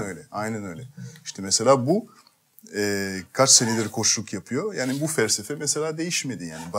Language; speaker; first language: Turkish; non-native, fluent; French